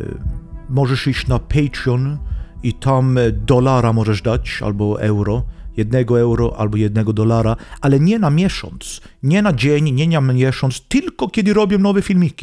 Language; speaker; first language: Polish; non-native, learner; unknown